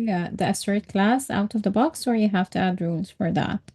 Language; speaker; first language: English; non-native, fluent; Arabic